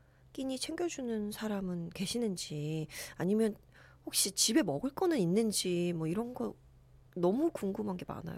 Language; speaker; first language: Korean; native; Korean